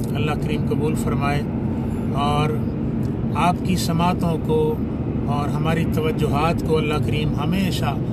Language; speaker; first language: Urdu; native; Urdu